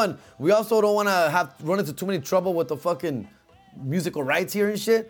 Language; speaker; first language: English; early bilingual, other home language; Spanish